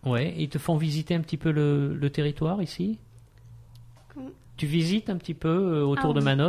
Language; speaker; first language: French; native; French